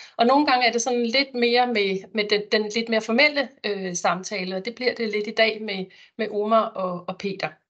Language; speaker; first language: Danish; native; Danish